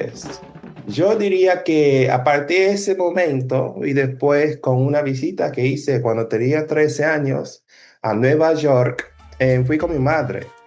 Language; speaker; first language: Spanish; non-native, fluent; English